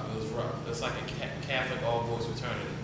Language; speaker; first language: English; native; English